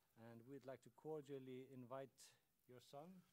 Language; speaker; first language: English; non-native, fluent; Icelandic